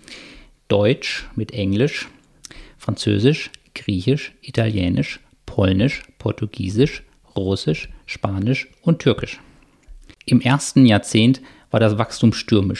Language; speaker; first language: German; native; German